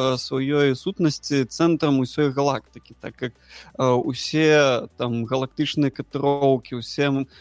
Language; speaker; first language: Belarusian; non-native, local second language; Russian